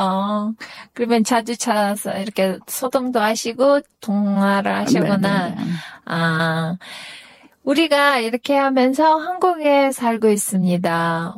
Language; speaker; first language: Korean; non-native, fluent; Kyrgyz